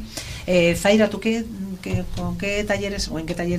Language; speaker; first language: Spanish; native; Spanish